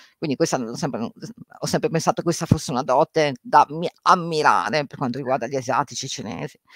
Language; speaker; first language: Italian; native; Italian